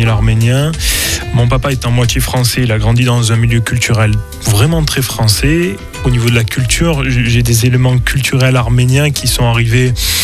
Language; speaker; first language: French; native; French